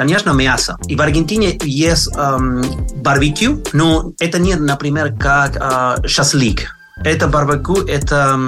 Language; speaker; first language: Russian; non-native, learner; Spanish